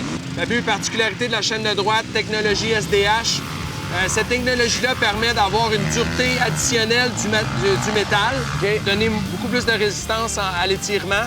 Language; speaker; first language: French; native; French